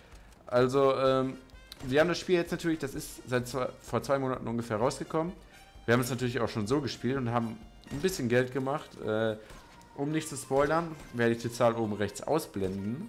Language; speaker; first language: German; native; German